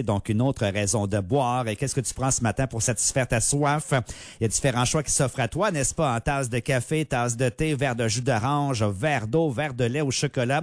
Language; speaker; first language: French; native; French